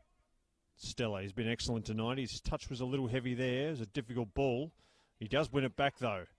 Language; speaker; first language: English; native; English